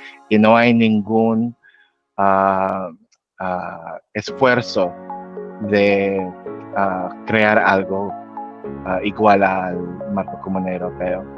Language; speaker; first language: Spanish; non-native, fluent; Filipino